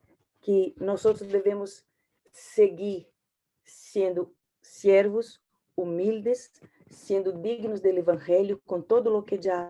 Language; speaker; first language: Portuguese; non-native, learner; Spanish